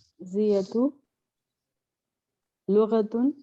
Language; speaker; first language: Arabic; non-native, learner; Urdu